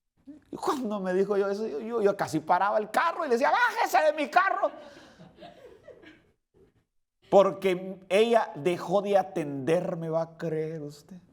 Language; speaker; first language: Spanish; native; Spanish